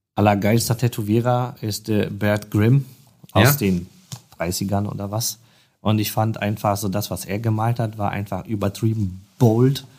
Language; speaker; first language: German; non-native, fluent; Polish